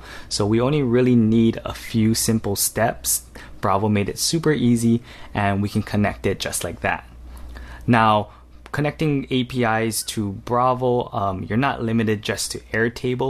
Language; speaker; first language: English; native; English